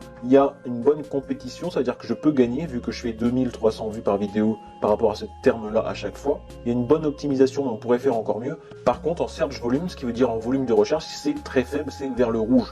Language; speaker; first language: French; native; French